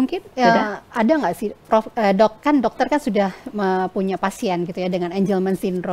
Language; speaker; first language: Indonesian; native; Indonesian